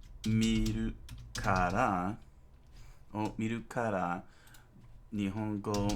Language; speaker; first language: Japanese; non-native, learner; English